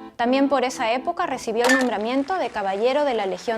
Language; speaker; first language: Spanish; native; Spanish